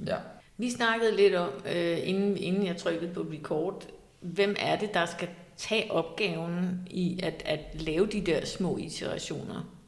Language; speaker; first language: Danish; native; Danish